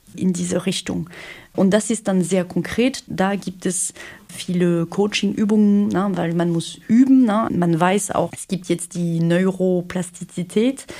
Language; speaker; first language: German; non-native, fluent; French